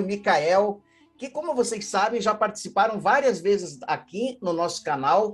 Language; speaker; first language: Portuguese; native; Portuguese